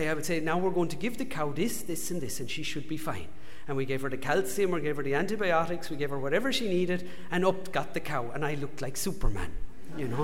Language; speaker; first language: English; native; English